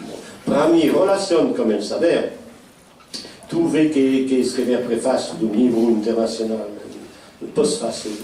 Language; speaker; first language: Portuguese; non-native, fluent; French